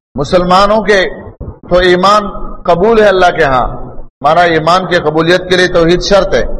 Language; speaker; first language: Urdu; non-native, local second language; Pashto